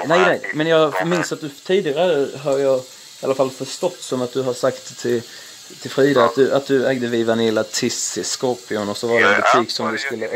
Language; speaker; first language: Swedish; native; Swedish